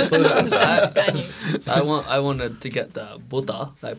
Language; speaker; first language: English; non-native, learner; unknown